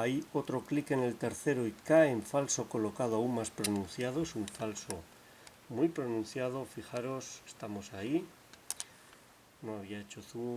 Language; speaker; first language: Spanish; native; Spanish